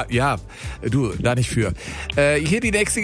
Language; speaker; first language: German; native; German